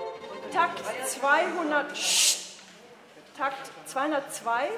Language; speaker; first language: German; native; German